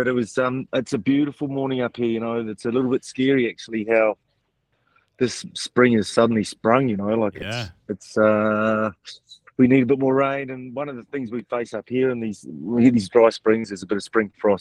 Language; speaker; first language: English; native; English